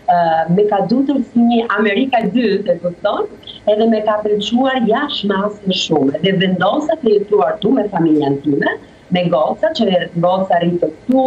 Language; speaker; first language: Albanian; non-native, learner; Italian